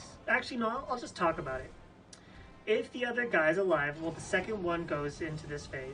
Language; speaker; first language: English; native; English